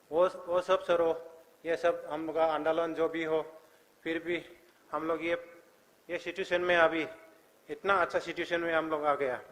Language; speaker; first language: Hindi; non-native, local second language; Bodo